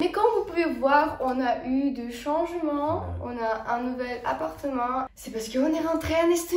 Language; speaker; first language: French; non-native, fluent; Estonian